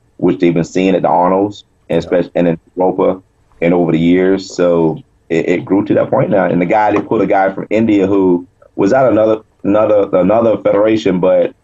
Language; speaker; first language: English; native; English